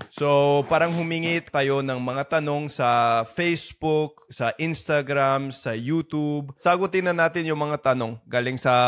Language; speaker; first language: Filipino; non-native, fluent; English